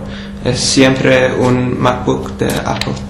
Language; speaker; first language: Spanish; non-native, learner; English